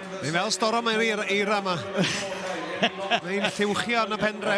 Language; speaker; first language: Welsh; native; Welsh